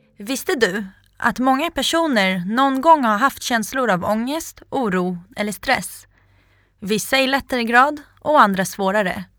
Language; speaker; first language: Swedish; native; Swedish